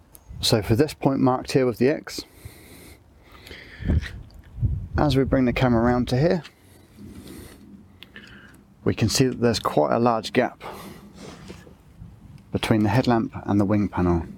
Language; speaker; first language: English; native; English